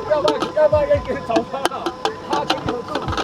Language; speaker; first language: Chinese; native; Chinese